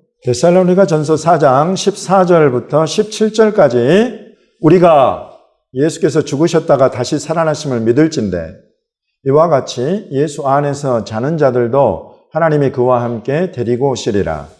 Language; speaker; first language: Korean; native; Korean